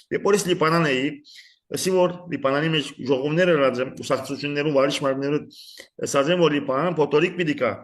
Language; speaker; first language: Armenian; early bilingual, heritage; Armenian